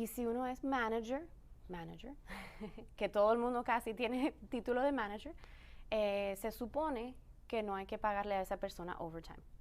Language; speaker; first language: Spanish; early bilingual, other home language; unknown